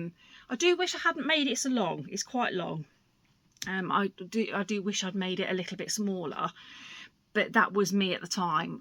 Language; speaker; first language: English; native; English